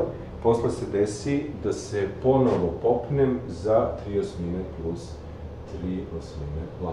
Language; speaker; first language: Serbian; native; Serbian